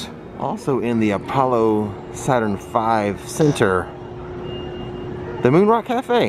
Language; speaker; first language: English; native; English